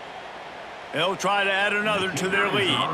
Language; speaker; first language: English; native; English